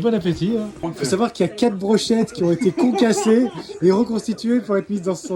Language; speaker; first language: French; native; French